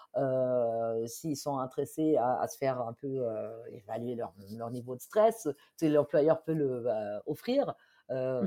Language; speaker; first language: French; non-native, fluent; German